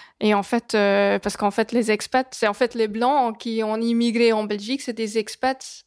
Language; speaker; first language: French; non-native, fluent; Hungarian